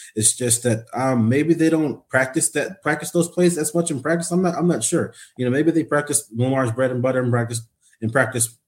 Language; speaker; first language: English; native; English